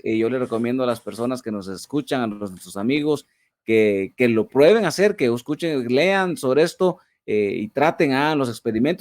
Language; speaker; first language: Spanish; native; Spanish